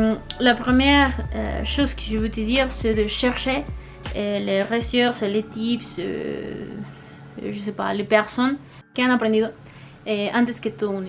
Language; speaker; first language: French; non-native, learner; Spanish